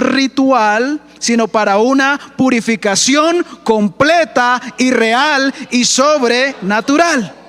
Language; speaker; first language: Spanish; native; Spanish